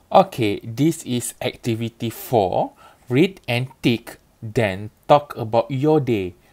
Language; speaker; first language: English; non-native, local second language; Malay